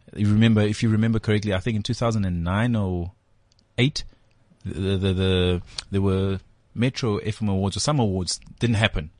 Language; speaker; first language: English; non-native, local second language; Zulu